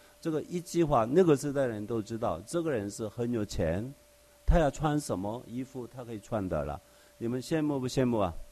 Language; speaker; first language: Chinese; non-native, fluent; Korean